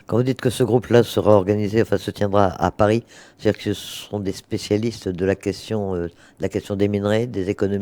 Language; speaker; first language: French; native; French